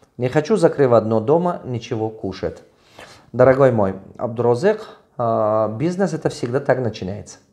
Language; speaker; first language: Russian; non-native, local second language; Tajik